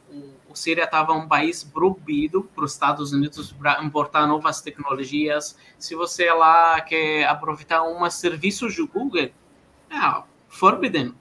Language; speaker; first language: Portuguese; non-native, fluent; Arabic